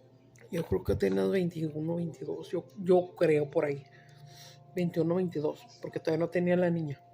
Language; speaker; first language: Spanish; early bilingual, heritage; Spanish